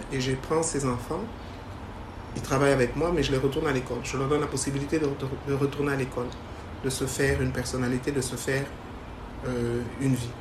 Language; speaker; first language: French; native; French